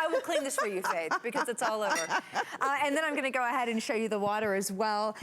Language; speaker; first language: English; native; English